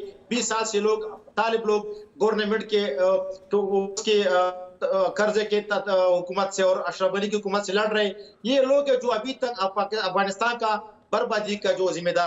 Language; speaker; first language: Hindi; non-native, fluent; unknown